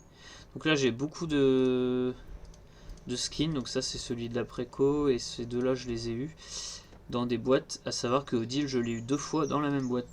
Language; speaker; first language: French; native; French